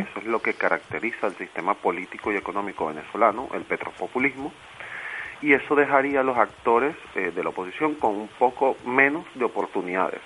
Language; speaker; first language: Spanish; native; Spanish